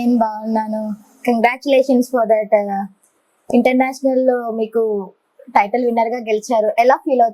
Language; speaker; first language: Telugu; native; Telugu